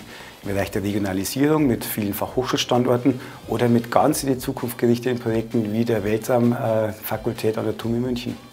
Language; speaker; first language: German; native; German